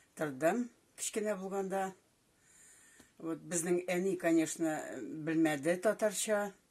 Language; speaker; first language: Tatar; non-native, local second language; Russian